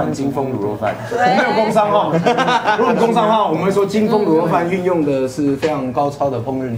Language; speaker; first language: Chinese; native; Chinese